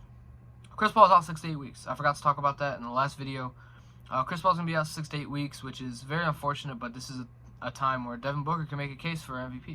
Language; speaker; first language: English; native; English